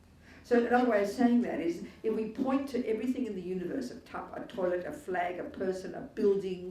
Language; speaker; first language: English; native; English